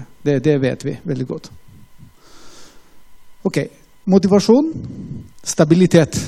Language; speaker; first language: Norwegian; non-native, fluent; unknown